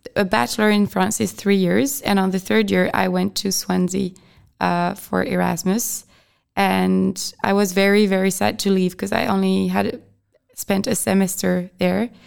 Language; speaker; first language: English; non-native, fluent; French